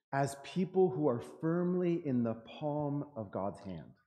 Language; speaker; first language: English; native; English